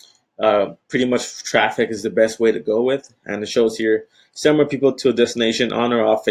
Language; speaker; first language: English; native; English